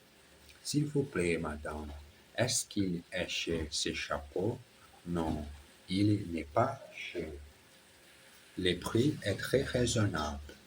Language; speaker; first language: French; non-native, learner; Portuguese